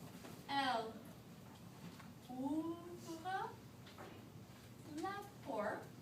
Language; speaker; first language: French; non-native, fluent; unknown